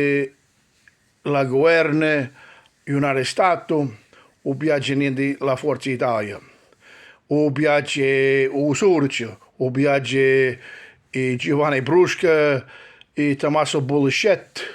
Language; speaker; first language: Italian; early bilingual, heritage; English